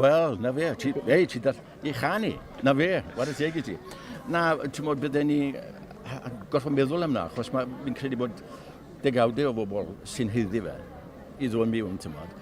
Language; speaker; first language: Welsh; native; Welsh